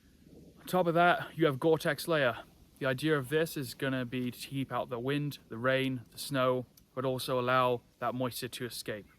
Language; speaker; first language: English; native; English